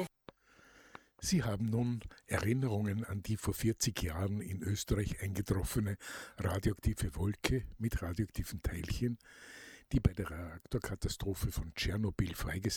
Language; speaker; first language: German; native; German